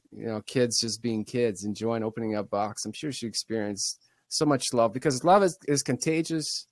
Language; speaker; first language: English; early bilingual, other home language; Russian